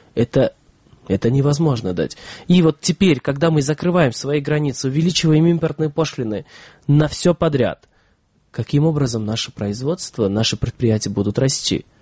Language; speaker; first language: Russian; non-native, local second language; Kyrgyz